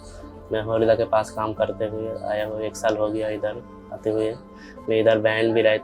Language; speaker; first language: Hindi; non-native, local second language; Bangla